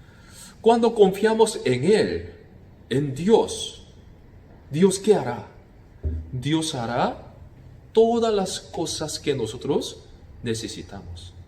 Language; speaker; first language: Spanish; non-native, fluent; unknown